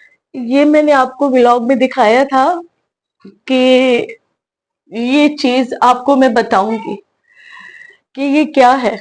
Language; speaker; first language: Urdu; native; Urdu